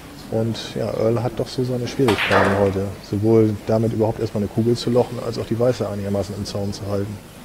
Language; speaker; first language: German; native; German